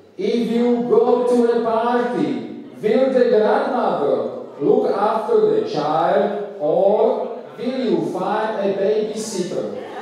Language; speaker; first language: English; non-native, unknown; Slovak